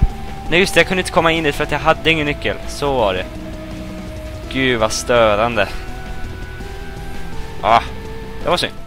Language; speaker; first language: Swedish; native; Swedish